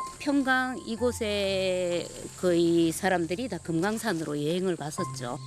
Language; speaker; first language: Korean; native; Korean